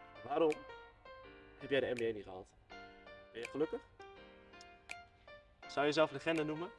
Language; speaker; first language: Dutch; native; Dutch